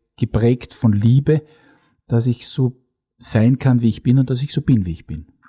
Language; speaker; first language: German; native; German